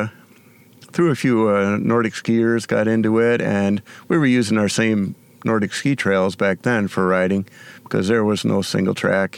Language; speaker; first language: English; native; English